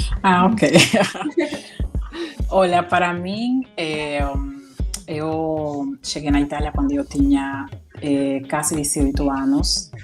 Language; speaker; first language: Portuguese; non-native, fluent; Spanish